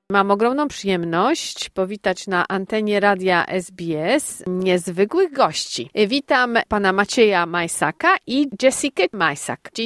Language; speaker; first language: Polish; native; Polish